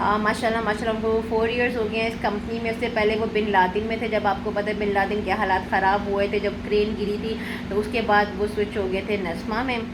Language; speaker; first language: Urdu; native; Urdu